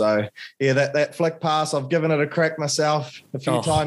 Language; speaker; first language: English; native; English